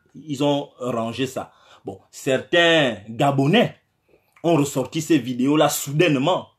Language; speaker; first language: French; non-native, local second language; Fang